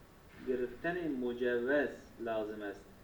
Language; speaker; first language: Persian; non-native, learner; Turkish